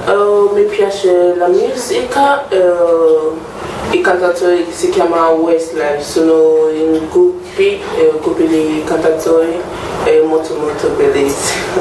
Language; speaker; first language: Italian; non-native, learner; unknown